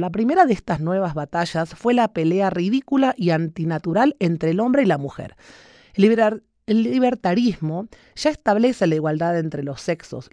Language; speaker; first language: Spanish; native; Spanish